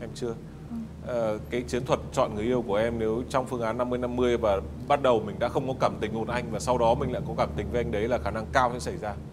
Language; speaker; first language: Vietnamese; native; Vietnamese